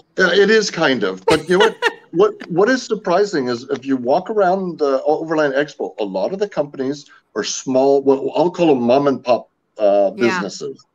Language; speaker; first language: English; native; English